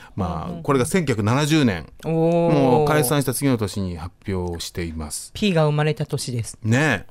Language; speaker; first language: Japanese; native; Japanese